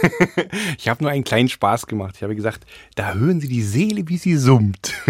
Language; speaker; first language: German; native; German